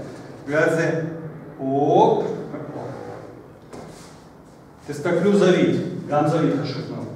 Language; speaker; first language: Hebrew; non-native, fluent; Russian